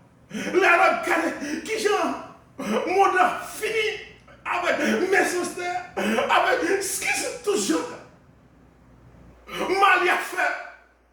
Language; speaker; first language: French; non-native, local second language; Haitian Creole